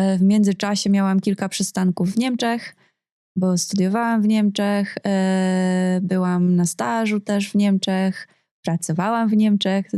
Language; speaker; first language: Polish; native; Polish